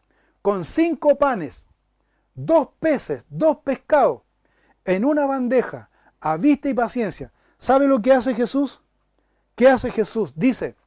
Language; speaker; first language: Spanish; native; Spanish